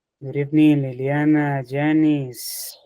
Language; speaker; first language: English; non-native, fluent; Spanish